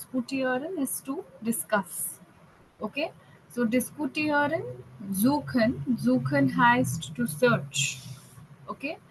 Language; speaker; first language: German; non-native, fluent; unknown